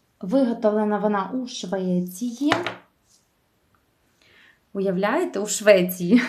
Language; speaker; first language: Ukrainian; native; Ukrainian